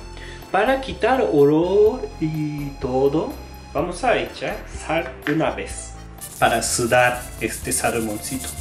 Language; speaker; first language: Spanish; non-native, fluent; Japanese